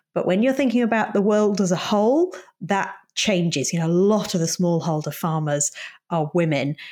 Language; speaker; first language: English; native; English